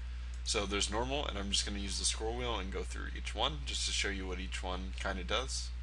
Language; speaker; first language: English; native; English